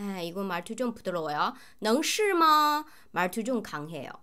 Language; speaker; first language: Korean; non-native, fluent; Chinese